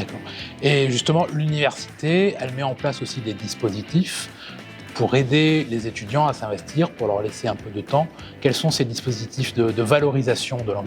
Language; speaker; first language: French; native; French